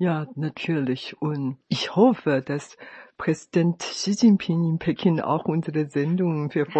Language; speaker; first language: German; non-native, fluent; Chinese